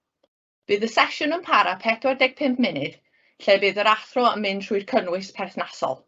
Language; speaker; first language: Welsh; native; Welsh